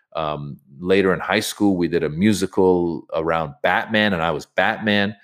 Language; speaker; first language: English; native; English